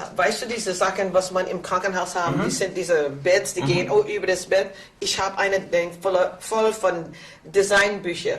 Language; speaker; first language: German; non-native, learner; English